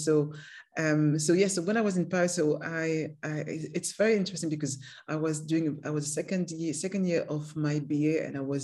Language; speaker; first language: English; non-native, fluent; French